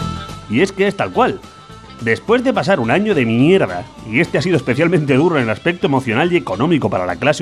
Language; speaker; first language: Spanish; native; Spanish